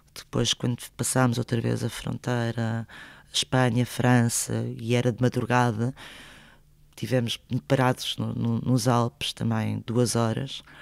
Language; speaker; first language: Portuguese; early bilingual, other home language; Spanish